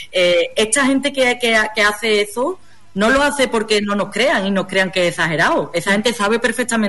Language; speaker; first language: Spanish; native; Spanish